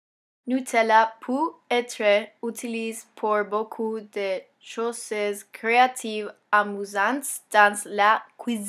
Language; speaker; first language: French; non-native, learner; English